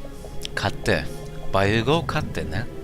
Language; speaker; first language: Japanese; non-native, learner; German